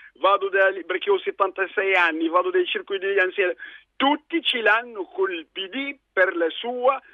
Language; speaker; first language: Italian; non-native, fluent; Arabic